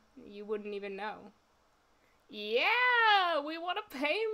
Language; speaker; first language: English; native; English